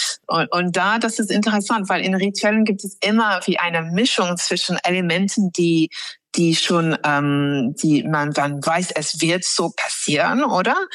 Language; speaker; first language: German; non-native, fluent; English